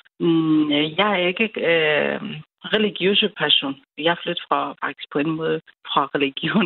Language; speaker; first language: Danish; non-native, learner; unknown